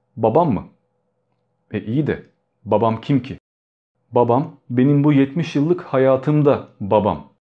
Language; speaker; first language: Turkish; early bilingual, other home language; Albanian